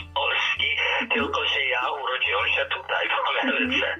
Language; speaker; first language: Polish; early bilingual, heritage; Polish